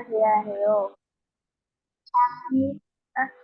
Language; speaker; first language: Korean; non-native, learner; Indonesian